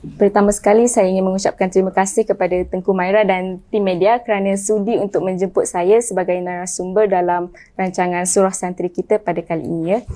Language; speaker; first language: Malay; early bilingual, other home language; Achinese